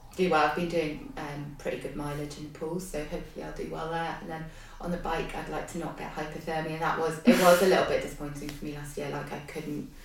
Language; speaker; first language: English; native; English